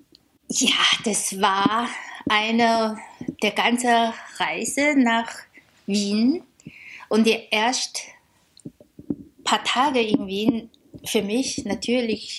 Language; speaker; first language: German; non-native, fluent; Chinese